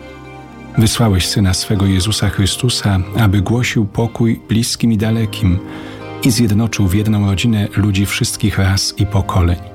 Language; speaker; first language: Polish; native; Polish